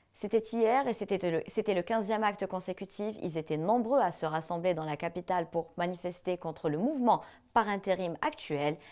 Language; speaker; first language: French; non-native, local second language; Arabic